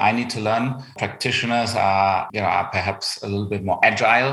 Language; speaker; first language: English; non-native, fluent; German